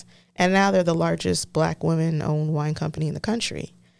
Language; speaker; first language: English; native; English